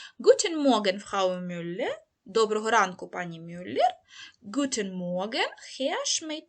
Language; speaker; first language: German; non-native, fluent; Ukrainian